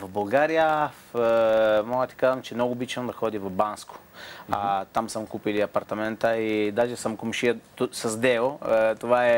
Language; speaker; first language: Bulgarian; non-native, fluent; Italian